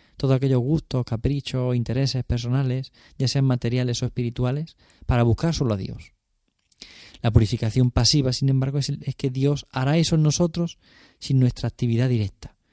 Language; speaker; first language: Spanish; native; Spanish